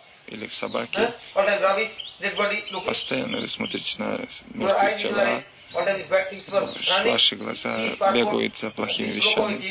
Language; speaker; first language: Russian; non-native, learner; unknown